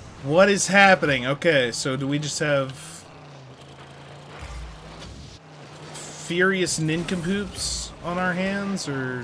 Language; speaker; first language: English; native; English